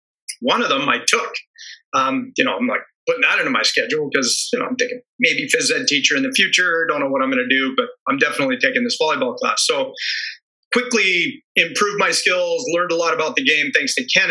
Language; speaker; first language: English; native; English